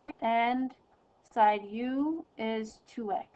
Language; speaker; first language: English; native; English